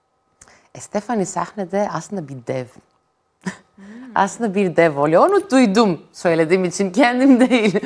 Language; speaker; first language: Turkish; non-native, fluent; Greek